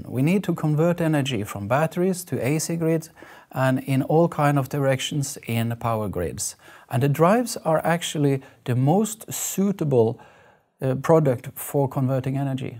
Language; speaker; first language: English; non-native, fluent; Norwegian